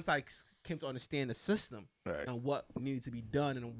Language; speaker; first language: English; non-native, local second language; Yoruba